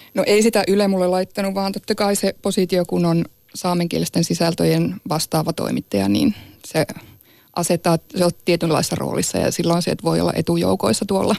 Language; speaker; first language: Finnish; non-native, local second language; Northern Sami